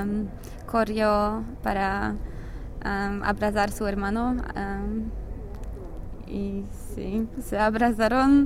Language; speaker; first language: Spanish; non-native, learner; English